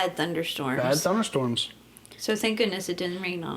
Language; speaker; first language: English; native; English